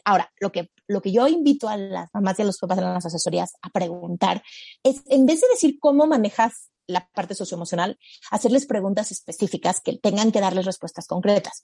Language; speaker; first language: Spanish; native; Spanish